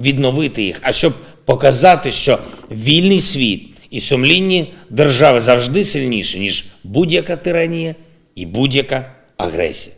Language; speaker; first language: Ukrainian; non-native, local second language; Russian